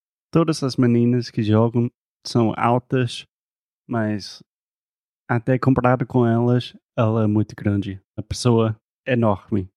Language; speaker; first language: Portuguese; non-native, fluent; English